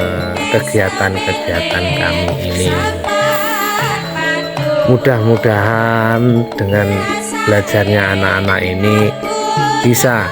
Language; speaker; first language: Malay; non-native, local second language; Javanese